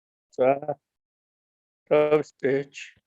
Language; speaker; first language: Russian; non-native, fluent; Mongolian